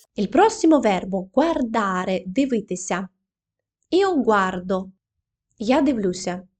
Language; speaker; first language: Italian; non-native, fluent; Ukrainian